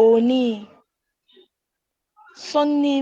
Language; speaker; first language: Korean; non-native, learner; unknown